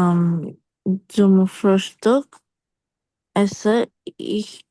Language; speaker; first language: German; non-native, learner; Indonesian